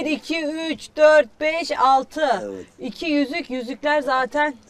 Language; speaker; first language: Turkish; native; Turkish